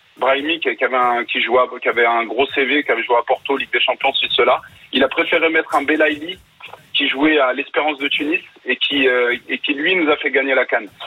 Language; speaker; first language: French; early bilingual, other home language; Arabic